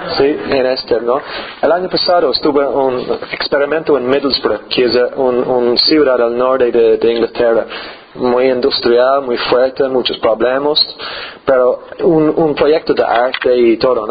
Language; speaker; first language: Spanish; non-native, learner; English